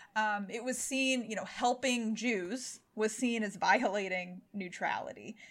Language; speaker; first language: English; native; English